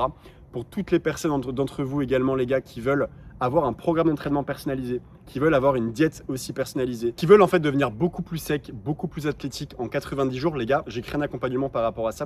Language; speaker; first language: French; native; French